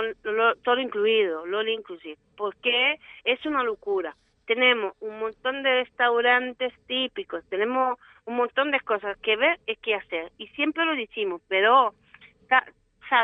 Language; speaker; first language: Spanish; non-native, fluent; Italian